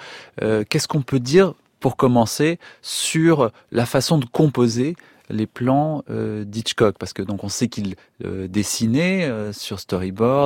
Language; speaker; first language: French; native; French